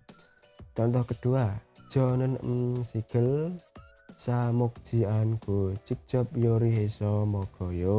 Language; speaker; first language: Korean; non-native, learner; Indonesian